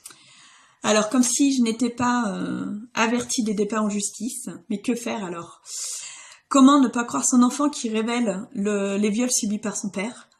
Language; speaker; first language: French; native; French